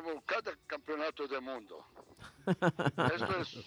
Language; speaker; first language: Spanish; non-native, learner; Serbian